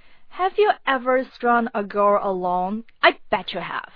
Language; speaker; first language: English; non-native, fluent; Chinese